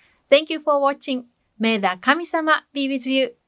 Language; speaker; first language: English; non-native, fluent; Japanese